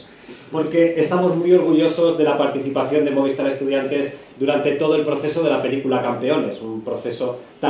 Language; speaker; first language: Spanish; native; Spanish